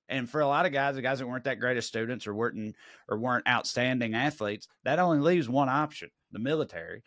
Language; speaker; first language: English; native; English